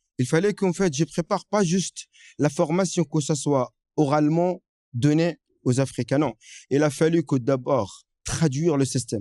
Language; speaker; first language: French; non-native, fluent; Arabic